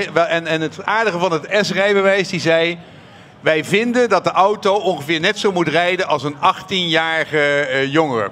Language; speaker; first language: Dutch; native; Dutch